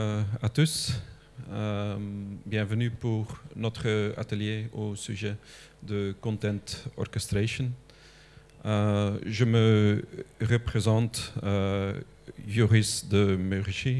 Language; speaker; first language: French; non-native, local second language; Dutch